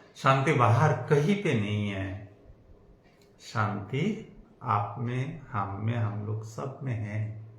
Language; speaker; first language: Hindi; non-native, local second language; Bangla